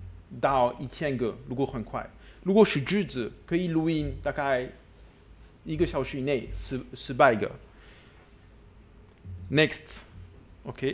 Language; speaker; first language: Chinese; non-native, learner; French